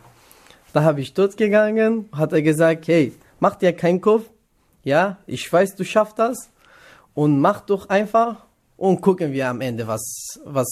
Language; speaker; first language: German; non-native, learner; Kurdish